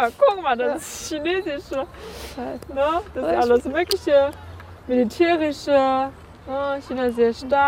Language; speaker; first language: German; non-native, fluent; Chinese